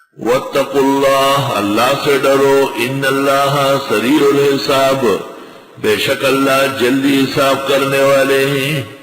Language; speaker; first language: Urdu; non-native, local second language; Pashto